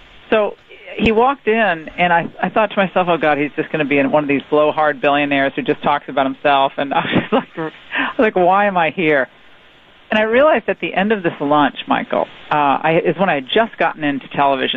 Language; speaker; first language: English; native; English